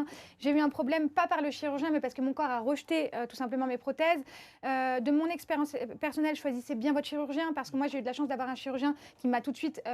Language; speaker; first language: French; native; French